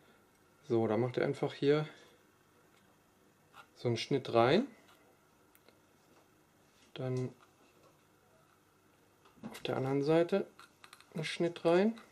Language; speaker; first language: German; native; German